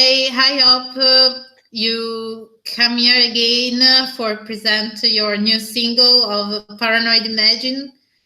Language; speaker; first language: English; non-native, learner; Italian